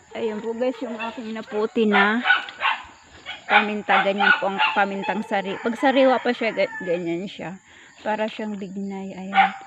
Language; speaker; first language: Filipino; native; Filipino